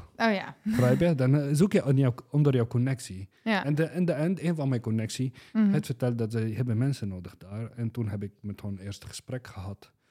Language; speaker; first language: Dutch; non-native, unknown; Arabic